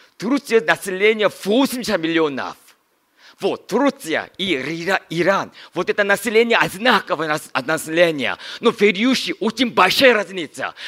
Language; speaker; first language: Russian; non-native, learner; Korean